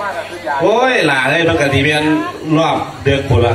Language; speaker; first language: Thai; non-native, local second language; Northeastern Thai